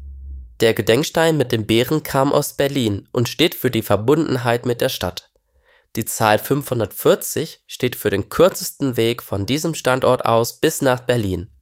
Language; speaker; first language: German; native; German